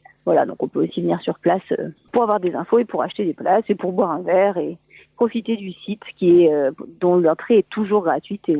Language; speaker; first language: French; native; French